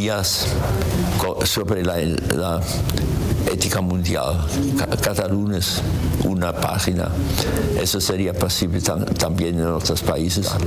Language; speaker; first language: Spanish; non-native, learner; German